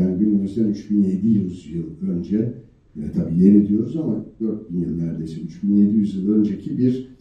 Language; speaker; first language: Turkish; native; Turkish